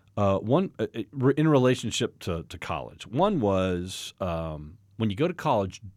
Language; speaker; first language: English; native; English